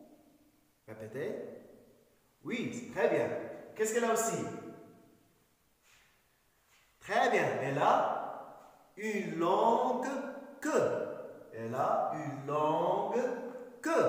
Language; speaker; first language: French; non-native, local second language; Arabic